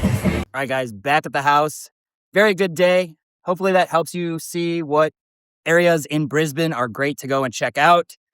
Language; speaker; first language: English; native; English